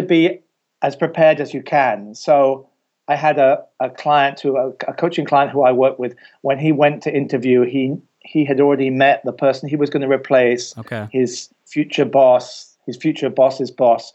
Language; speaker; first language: English; native; English